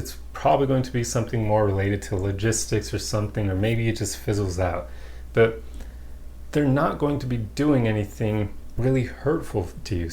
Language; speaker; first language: English; native; English